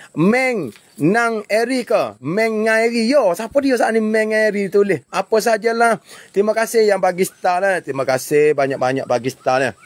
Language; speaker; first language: Malay; native; Malay